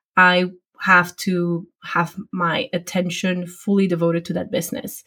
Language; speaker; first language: English; non-native, fluent; Polish